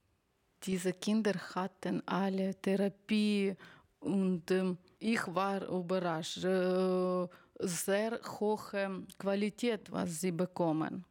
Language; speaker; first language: German; non-native, learner; Ukrainian